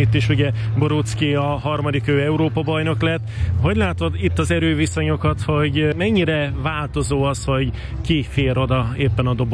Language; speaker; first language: Hungarian; native; Hungarian